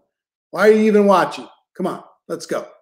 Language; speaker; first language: English; native; English